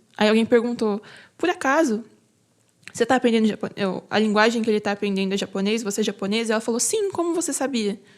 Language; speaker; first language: Portuguese; native; Portuguese